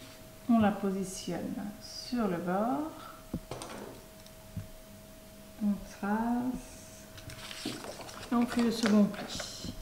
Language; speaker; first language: French; native; French